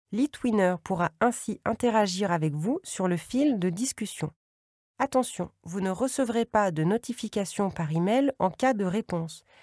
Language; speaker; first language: French; native; French